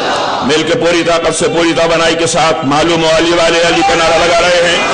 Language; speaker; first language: Urdu; native; Urdu